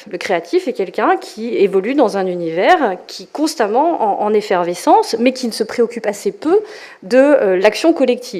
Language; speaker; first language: French; native; French